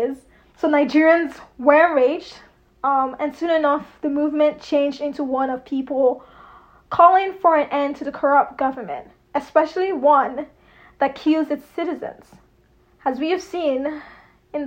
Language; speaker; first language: English; non-native, local second language; Yoruba